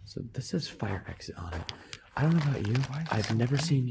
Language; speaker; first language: English; native; English